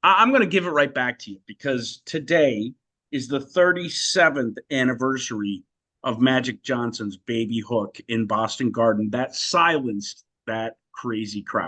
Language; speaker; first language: English; native; English